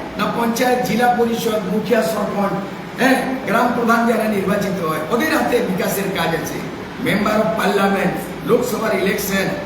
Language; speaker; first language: Bangla; non-native, local second language; Santali